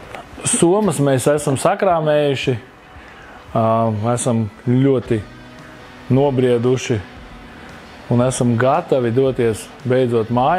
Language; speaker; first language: Latvian; native; Latvian